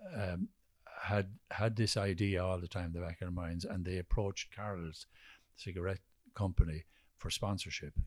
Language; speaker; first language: English; native; English